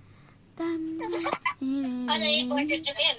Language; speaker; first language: Chinese; native; Chinese